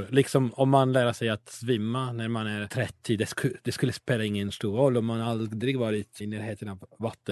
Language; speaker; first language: Swedish; non-native, learner; English